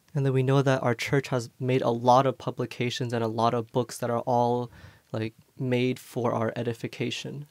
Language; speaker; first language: English; early bilingual, other home language; Chinese